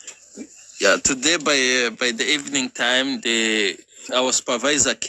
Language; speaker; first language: English; non-native, fluent; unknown